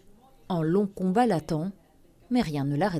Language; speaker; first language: French; native; French